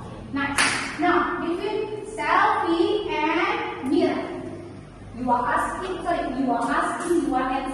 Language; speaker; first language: English; non-native, fluent; Indonesian